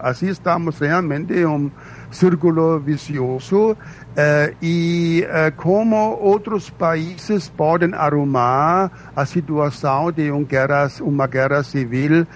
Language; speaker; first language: Portuguese; non-native, fluent; German